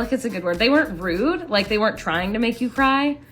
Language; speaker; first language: English; native; English